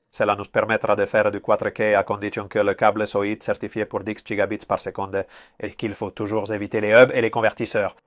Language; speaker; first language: French; non-native, fluent; Spanish